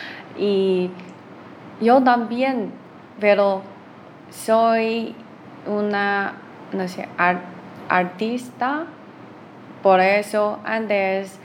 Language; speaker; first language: Spanish; non-native, learner; Chinese